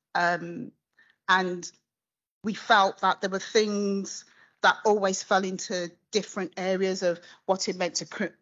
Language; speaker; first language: English; native; English